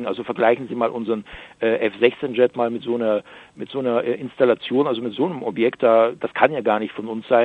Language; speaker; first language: German; native; German